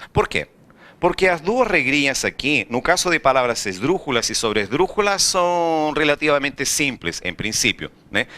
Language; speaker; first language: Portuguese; non-native, fluent; Spanish